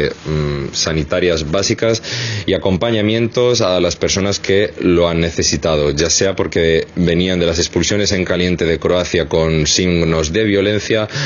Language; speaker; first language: Spanish; native; Spanish